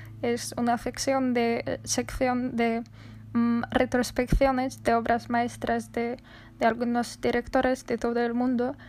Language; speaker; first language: Spanish; non-native, fluent; Polish